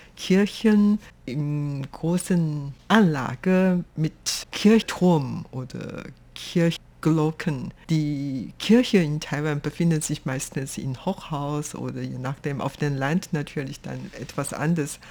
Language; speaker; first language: German; non-native, fluent; Chinese